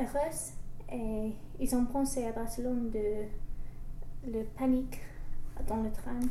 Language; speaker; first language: French; non-native, learner; English